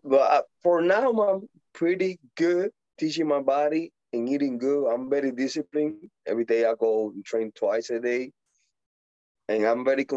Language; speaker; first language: English; non-native, learner; Spanish